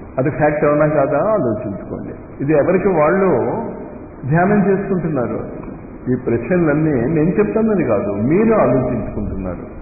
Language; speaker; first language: Telugu; non-native, fluent; Hindi